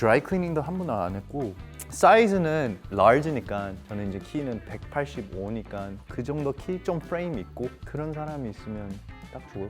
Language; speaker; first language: Korean; early bilingual, heritage; English